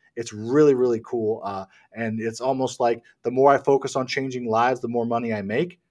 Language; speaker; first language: English; native; English